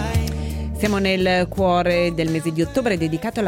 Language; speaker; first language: Italian; native; Italian